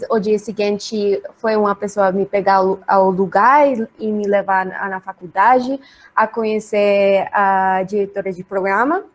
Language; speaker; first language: Portuguese; non-native, learner; Spanish